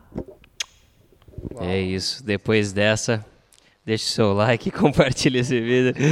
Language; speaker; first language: Portuguese; native; Portuguese